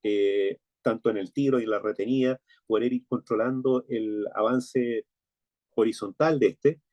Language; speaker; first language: Spanish; native; Spanish